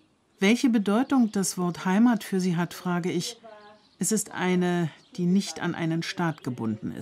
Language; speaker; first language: German; native; German